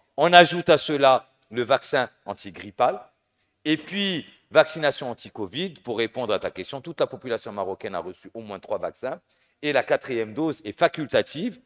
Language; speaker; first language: French; non-native, local second language; Arabic